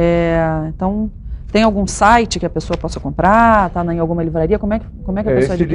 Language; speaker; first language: Portuguese; native; Portuguese